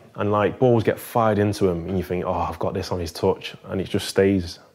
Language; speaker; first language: English; native; English